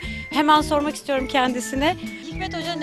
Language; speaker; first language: Turkish; native; Turkish